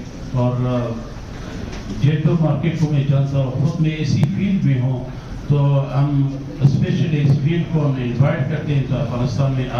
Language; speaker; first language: Hindi; non-native, fluent; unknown